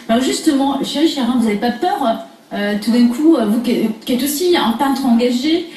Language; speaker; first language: French; native; French